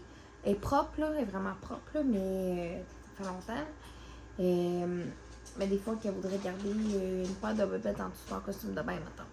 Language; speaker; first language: French; native; French